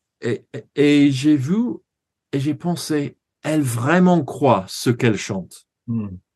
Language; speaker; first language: French; non-native, fluent; English